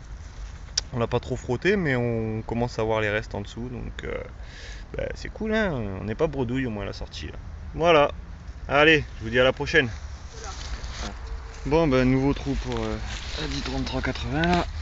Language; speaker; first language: French; native; French